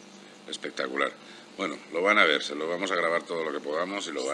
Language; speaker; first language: Spanish; native; Spanish